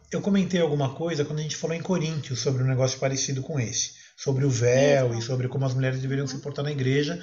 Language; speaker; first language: Portuguese; native; Portuguese